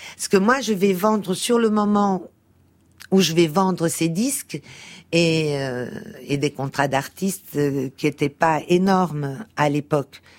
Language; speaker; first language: French; early bilingual, other home language; Portuguese